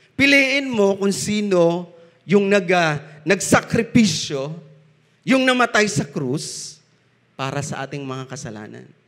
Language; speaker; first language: Filipino; non-native, local second language; Bikol